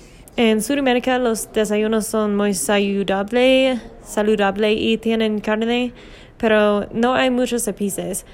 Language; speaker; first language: Spanish; non-native, learner; English